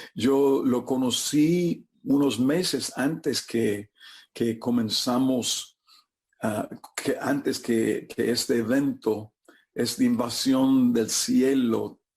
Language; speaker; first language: Spanish; non-native, fluent; English